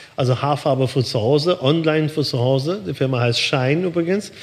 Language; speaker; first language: German; early bilingual, other home language; Persian